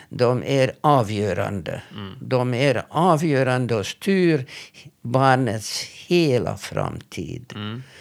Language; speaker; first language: Swedish; non-native, fluent; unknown